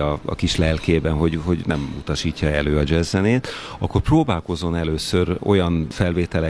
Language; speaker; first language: Hungarian; native; Hungarian